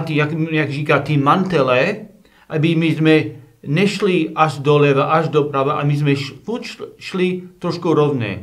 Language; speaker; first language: Czech; non-native, learner; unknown